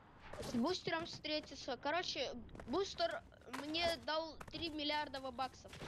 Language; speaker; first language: Russian; native; Russian